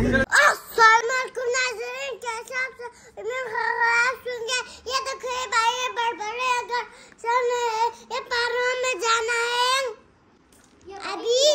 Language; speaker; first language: Hindi; non-native, local second language; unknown